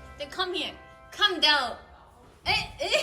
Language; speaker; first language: English; non-native, learner; Korean